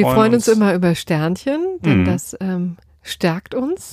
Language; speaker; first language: German; native; German